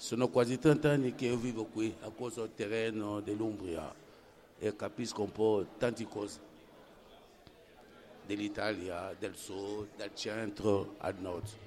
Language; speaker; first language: Italian; non-native, fluent; French